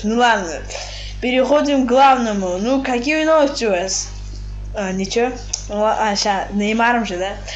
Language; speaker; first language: Russian; non-native, local second language; Uzbek